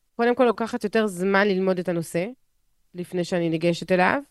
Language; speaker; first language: Hebrew; non-native, fluent; French